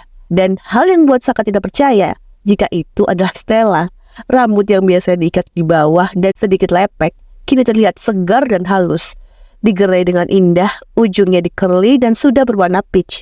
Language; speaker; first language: Indonesian; native; Indonesian